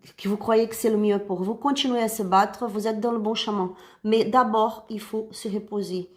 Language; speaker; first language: French; non-native, learner; Spanish